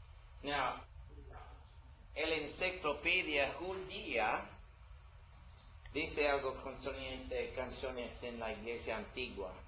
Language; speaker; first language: Spanish; non-native, learner; English